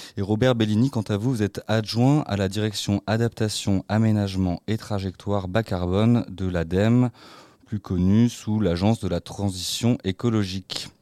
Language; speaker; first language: French; native; French